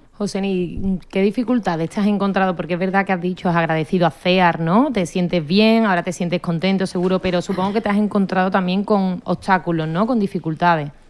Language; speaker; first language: Spanish; native; Spanish